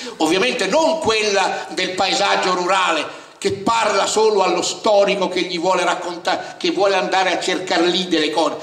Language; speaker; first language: Italian; native; Italian